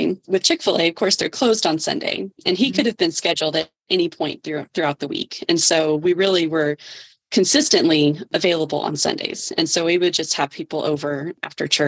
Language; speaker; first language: English; native; English